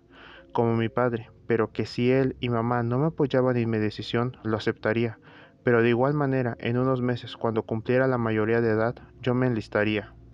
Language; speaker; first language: Spanish; native; Spanish